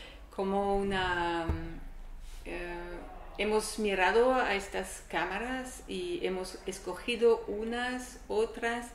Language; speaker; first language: Spanish; non-native, learner; French